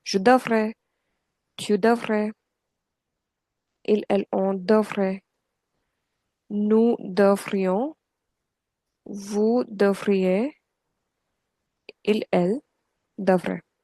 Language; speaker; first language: French; non-native, fluent; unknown